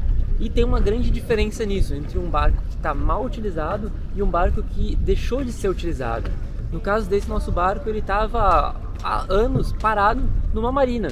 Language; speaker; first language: Portuguese; native; Portuguese